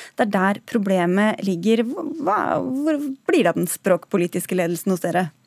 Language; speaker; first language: Norwegian; native; Norwegian